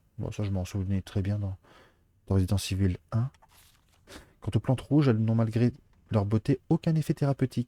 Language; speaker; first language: French; native; French